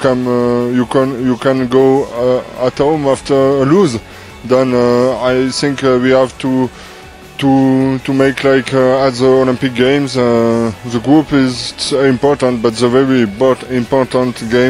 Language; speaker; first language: English; non-native, learner; French